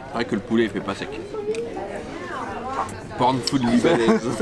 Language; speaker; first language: French; native; French